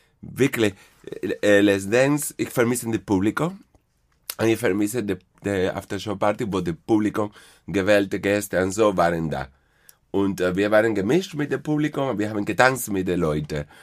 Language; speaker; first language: German; non-native, fluent; Spanish